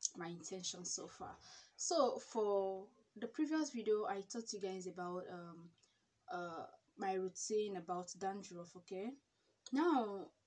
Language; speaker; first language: English; non-native, local second language; Igbo